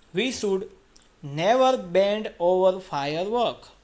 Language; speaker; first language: English; non-native, local second language; Gujarati